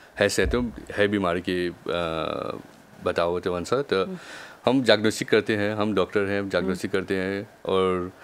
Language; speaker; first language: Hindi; non-native, local second language; Bhojpuri